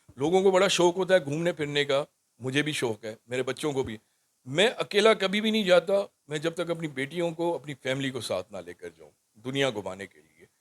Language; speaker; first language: Urdu; non-native, local second language; Sindhi